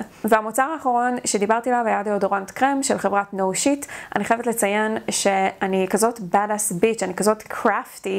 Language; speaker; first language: Hebrew; native; Hebrew